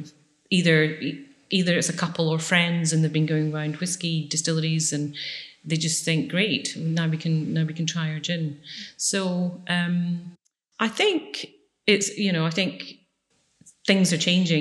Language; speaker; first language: English; native; English